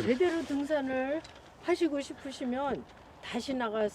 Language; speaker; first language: Korean; native; Korean